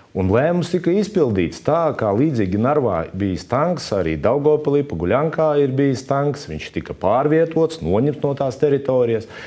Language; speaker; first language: Latvian; native; Latvian